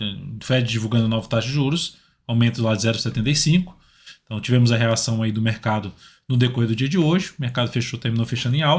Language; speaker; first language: Portuguese; native; Portuguese